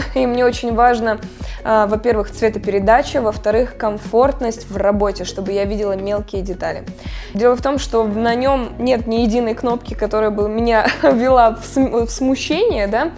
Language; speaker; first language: Russian; native; Russian